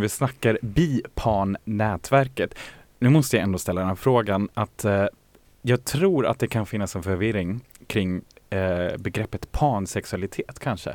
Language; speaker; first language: Swedish; native; Swedish